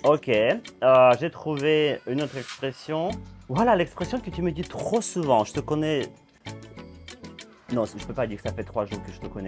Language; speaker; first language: French; non-native, fluent; Russian